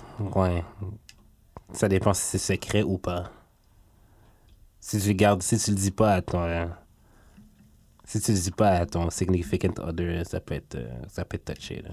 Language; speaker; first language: French; native; French